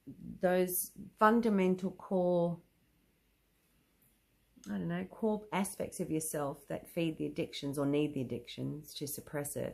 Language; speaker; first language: English; native; English